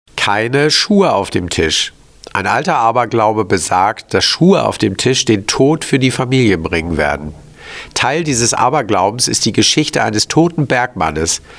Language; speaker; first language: German; native; German